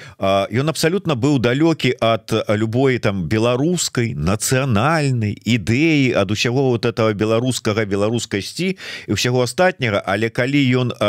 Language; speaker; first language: Belarusian; non-native, local second language; Russian